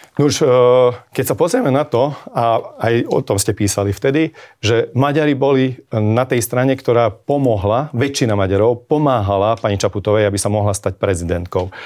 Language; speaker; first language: Slovak; non-native, local second language; Hungarian